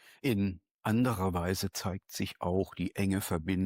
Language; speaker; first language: German; native; German